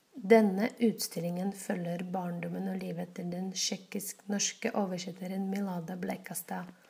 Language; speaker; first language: Norwegian; non-native, fluent; Czech